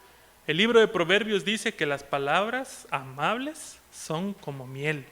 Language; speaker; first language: Spanish; native; Spanish